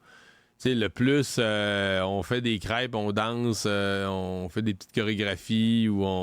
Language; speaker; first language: French; native; French